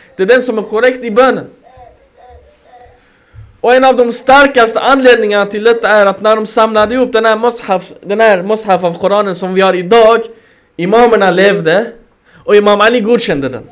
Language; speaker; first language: Swedish; early bilingual, other home language; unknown